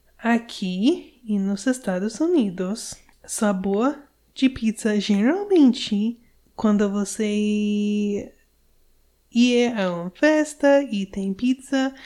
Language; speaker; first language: Portuguese; non-native, learner; English